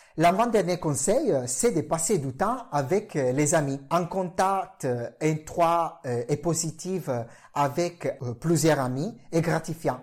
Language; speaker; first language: French; non-native, fluent; Italian